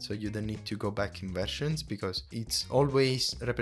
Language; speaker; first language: English; non-native, fluent; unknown